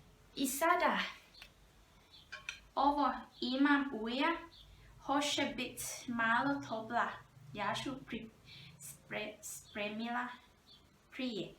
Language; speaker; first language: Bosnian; non-native, learner; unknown